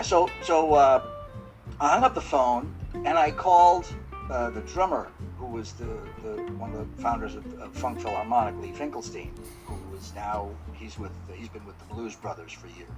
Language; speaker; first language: English; native; English